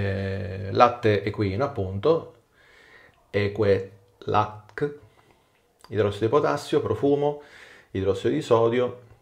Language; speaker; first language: Italian; native; Italian